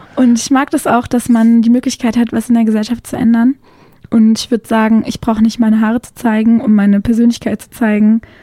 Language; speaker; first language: German; native; German